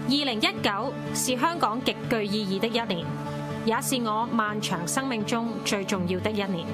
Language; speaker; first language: Chinese; native; Chinese